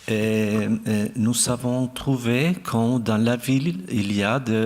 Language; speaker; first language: French; non-native, fluent; Spanish